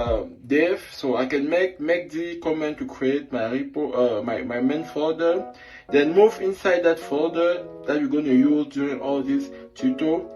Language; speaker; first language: English; non-native, fluent; French